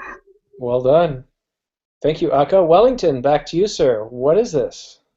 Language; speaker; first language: English; native; English